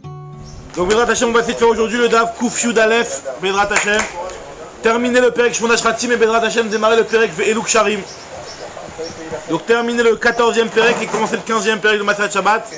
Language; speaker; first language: French; native; French